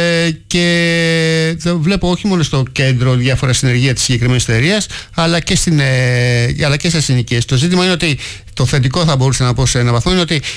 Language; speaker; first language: Greek; native; Greek